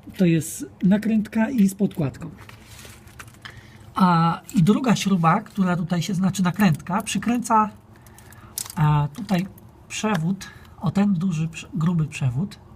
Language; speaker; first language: Polish; native; Polish